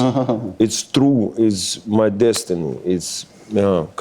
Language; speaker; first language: English; non-native, learner; Russian